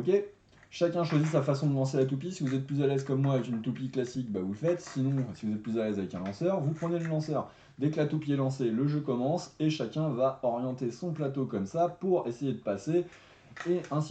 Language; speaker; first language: French; native; French